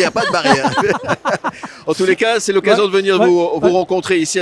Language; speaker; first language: French; native; French